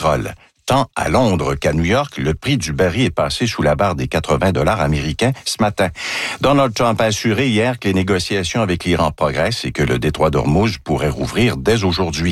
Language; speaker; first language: French; native; French